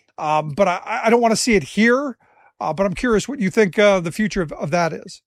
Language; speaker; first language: English; native; English